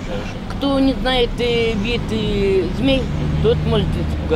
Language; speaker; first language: Russian; native; Russian